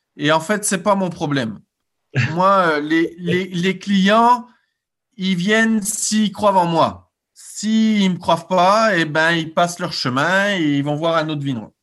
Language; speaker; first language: French; native; French